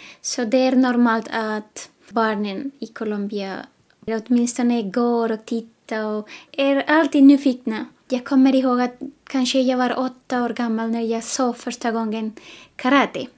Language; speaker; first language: Swedish; non-native, fluent; Spanish